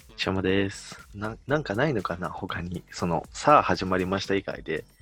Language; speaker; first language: Japanese; native; Japanese